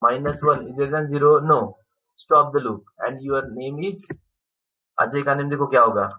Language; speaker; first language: Hindi; non-native, local second language; Marathi